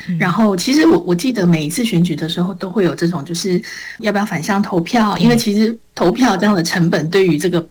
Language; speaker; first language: Chinese; native; Chinese